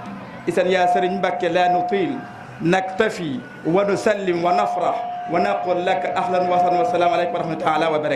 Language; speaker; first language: Arabic; non-native, fluent; Wolof